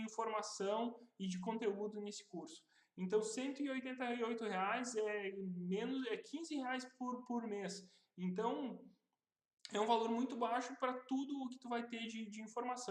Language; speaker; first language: Portuguese; native; Portuguese